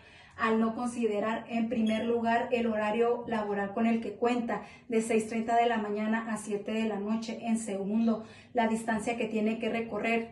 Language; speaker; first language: Spanish; native; Spanish